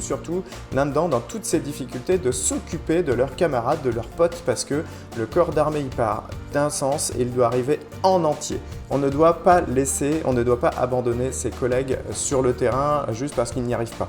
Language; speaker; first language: French; native; French